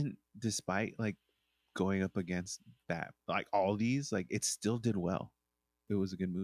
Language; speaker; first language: English; native; English